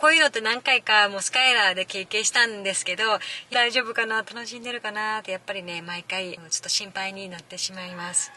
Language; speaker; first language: Japanese; native; Japanese